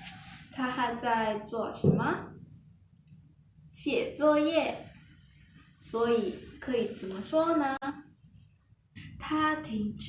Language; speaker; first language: Chinese; non-native, learner; Indonesian